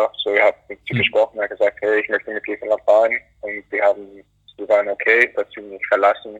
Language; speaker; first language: German; non-native, fluent; English